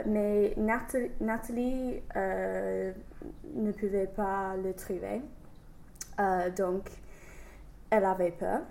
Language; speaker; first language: French; non-native, learner; English